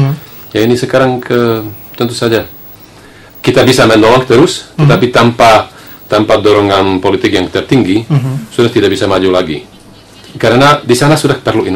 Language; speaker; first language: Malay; non-native, fluent; Slovak